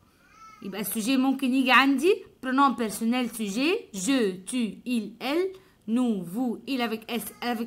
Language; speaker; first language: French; non-native, fluent; Arabic